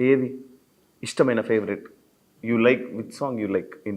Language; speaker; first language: Telugu; native; Telugu